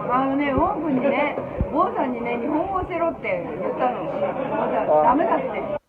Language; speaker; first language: Japanese; native; Japanese